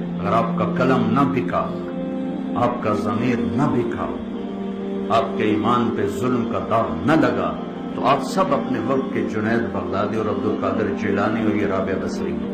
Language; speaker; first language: Urdu; non-native, local second language; Punjabi